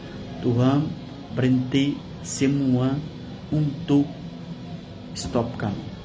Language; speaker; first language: Indonesian; non-native, fluent; Portuguese